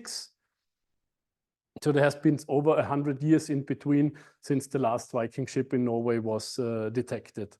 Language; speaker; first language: English; non-native, fluent; German